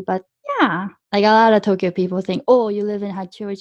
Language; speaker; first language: English; early bilingual, other home language; Japanese